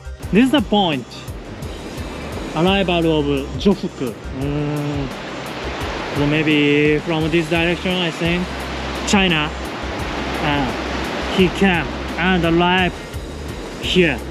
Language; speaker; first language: English; non-native, learner; Japanese